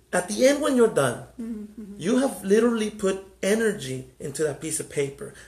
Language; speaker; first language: English; early bilingual, other home language; Spanish